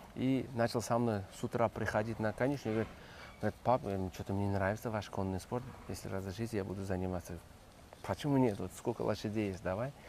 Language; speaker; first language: Russian; non-native, local second language; Uzbek